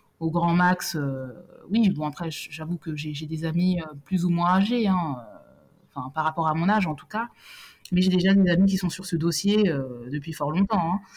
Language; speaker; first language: French; native; French